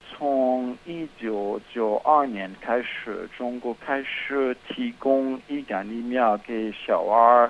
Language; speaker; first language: Chinese; non-native, fluent; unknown